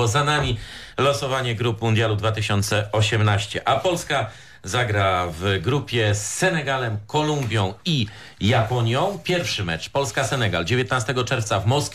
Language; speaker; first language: Polish; native; Polish